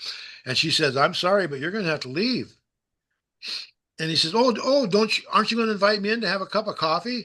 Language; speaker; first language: English; native; English